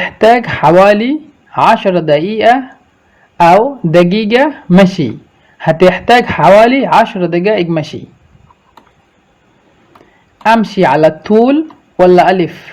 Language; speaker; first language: Arabic; non-native, fluent; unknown